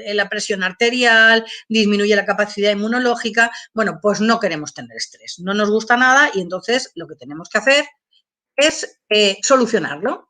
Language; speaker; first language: Spanish; native; Spanish